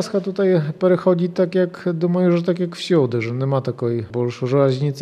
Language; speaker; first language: Polish; non-native, local second language; Ukrainian